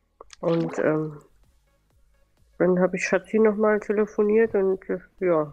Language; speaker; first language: German; native; German